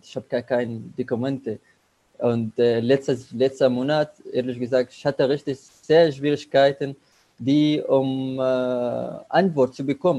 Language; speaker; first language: German; non-native, learner; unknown